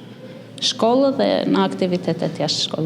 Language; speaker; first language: Albanian; native; Albanian